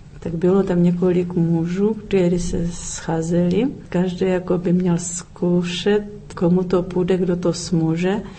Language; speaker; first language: Czech; early bilingual, heritage; Czech